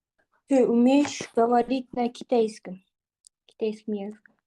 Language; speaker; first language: Russian; non-native, local second language; Kyrgyz